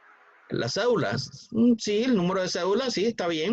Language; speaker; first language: Spanish; native; Spanish